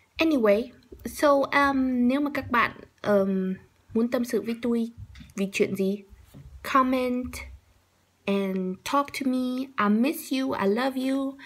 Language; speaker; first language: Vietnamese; early bilingual, heritage; Vietnamese